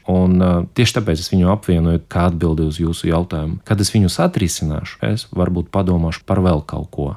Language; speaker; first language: Latvian; non-native, local second language; Russian